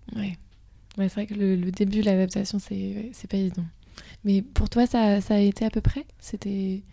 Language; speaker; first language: French; native; French